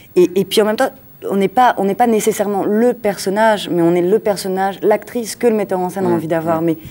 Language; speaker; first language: French; native; French